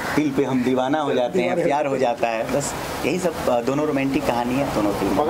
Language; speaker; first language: Hindi; native; Hindi